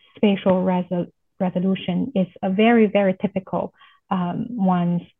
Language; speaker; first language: English; non-native, fluent; Chinese